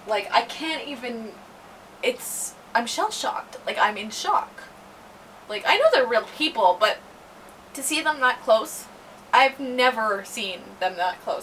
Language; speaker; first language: English; native; English